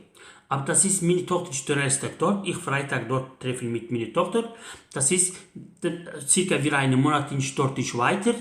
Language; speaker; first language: German; non-native, learner; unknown